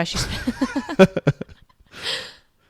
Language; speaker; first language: English; native; English